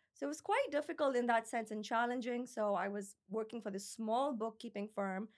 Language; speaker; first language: English; non-native, local second language; Urdu